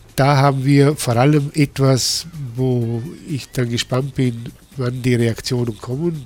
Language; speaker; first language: German; native; German